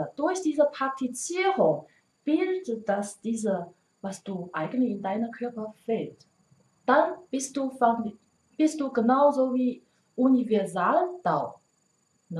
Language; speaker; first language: German; non-native, learner; Chinese